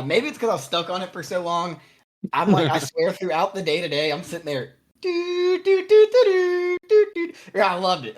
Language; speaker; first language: English; native; English